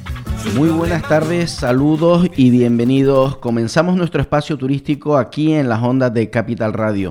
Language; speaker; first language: Spanish; native; Spanish